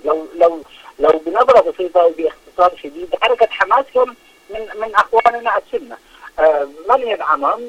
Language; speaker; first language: Arabic; native; Arabic